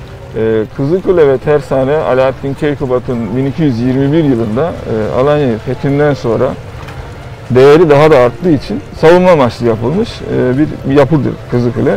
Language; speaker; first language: Turkish; native; Turkish